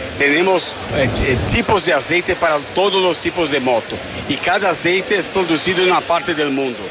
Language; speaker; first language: Spanish; non-native, fluent; Portuguese